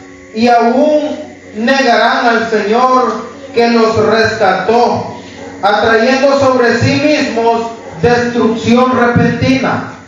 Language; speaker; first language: Spanish; native; Spanish